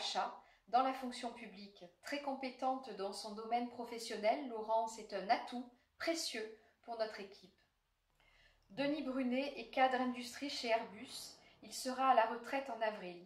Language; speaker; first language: French; native; French